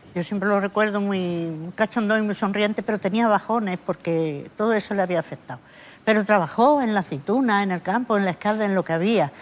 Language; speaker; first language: Spanish; native; Spanish